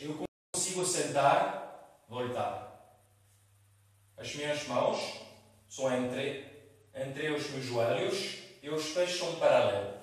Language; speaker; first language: Portuguese; non-native, fluent; French